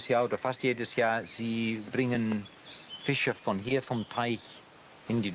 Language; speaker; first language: German; non-native, learner; Hungarian